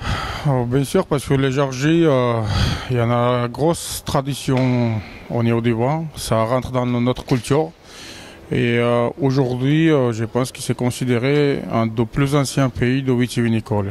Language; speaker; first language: French; non-native, learner; Georgian